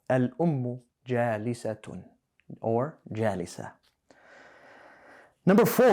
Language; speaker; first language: Arabic; non-native, fluent; English